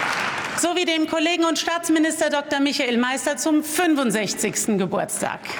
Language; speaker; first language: German; native; German